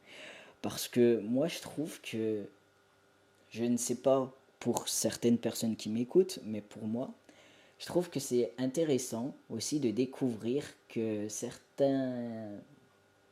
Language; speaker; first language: French; native; French